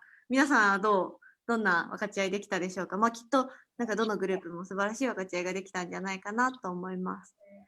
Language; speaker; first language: Japanese; native; Japanese